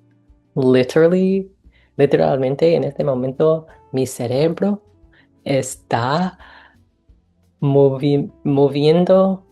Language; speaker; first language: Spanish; non-native, learner; English